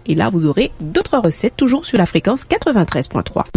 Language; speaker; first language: French; native; French